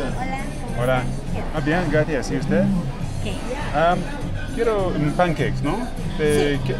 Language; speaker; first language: Spanish; non-native, learner; English